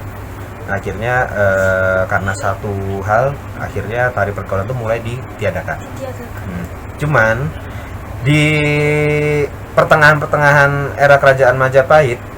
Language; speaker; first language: Indonesian; native; Indonesian